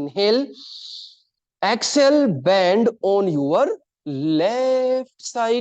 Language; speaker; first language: English; non-native, local second language; Hindi